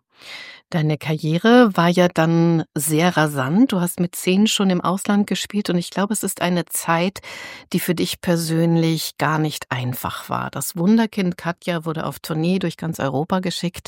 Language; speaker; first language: German; native; German